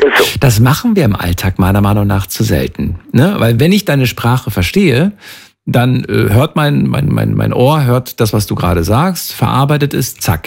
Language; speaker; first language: German; native; German